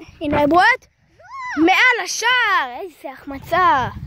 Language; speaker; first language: Hebrew; native; Hebrew